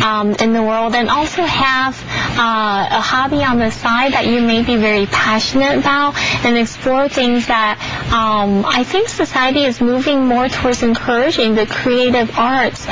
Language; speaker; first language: English; early bilingual, other home language; Chinese